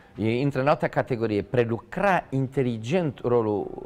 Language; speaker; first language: Romanian; native; Romanian